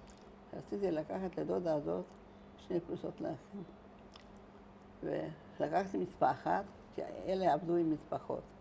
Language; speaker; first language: Hebrew; non-native, fluent; Hungarian